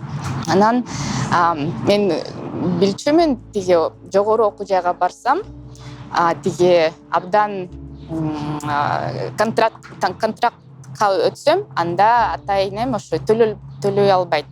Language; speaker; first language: Kyrgyz; non-native, local second language; Russian